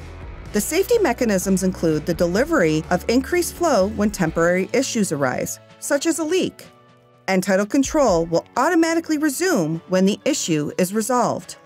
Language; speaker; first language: English; native; English